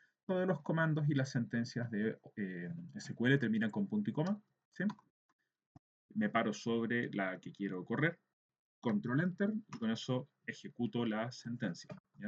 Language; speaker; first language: Spanish; native; Spanish